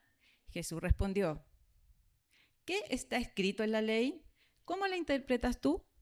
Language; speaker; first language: Spanish; native; Spanish